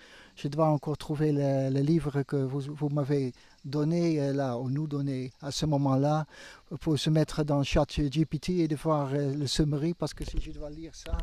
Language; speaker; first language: French; non-native, fluent; Dutch